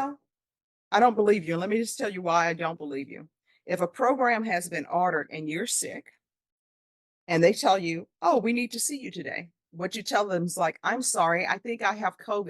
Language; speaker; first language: English; native; English